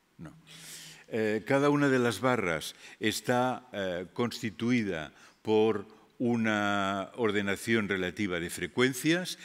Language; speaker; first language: Spanish; non-native, local second language; Catalan